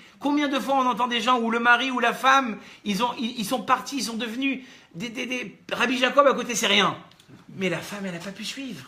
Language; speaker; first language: French; native; French